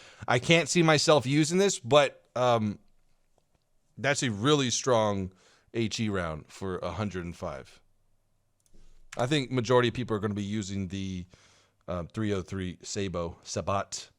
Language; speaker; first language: English; native; English